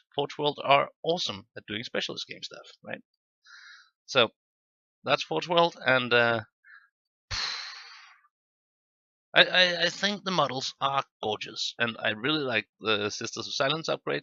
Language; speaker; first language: English; non-native, fluent; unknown